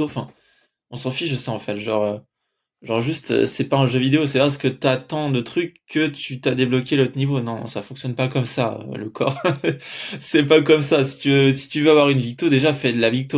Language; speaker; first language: French; native; French